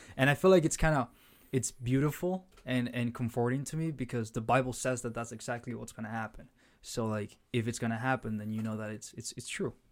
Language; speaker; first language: English; early bilingual, other home language; Spanish